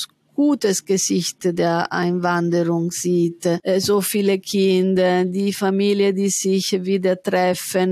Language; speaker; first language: German; non-native, fluent; Italian